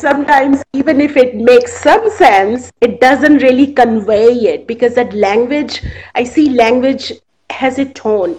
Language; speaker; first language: English; non-native, local second language; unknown